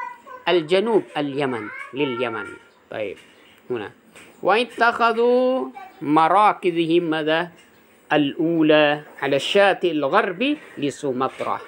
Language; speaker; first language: Arabic; non-native, fluent; Indonesian